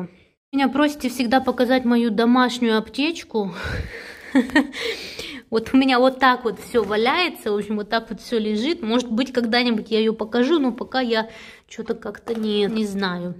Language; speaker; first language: Russian; native; Russian